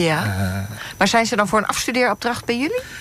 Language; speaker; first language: Dutch; native; Dutch